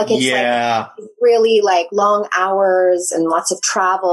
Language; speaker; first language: English; native; English